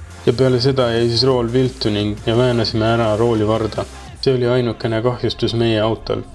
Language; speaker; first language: Estonian; native; Estonian